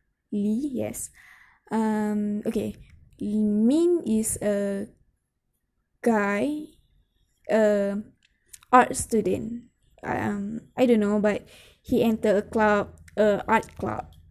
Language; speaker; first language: English; non-native, local second language; Malay